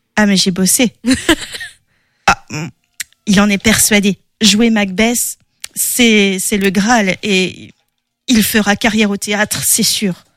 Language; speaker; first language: French; native; French